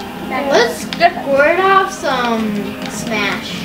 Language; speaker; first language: English; native; English